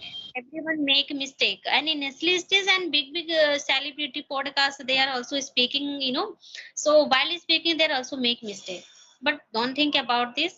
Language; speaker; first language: English; non-native, learner; Hindi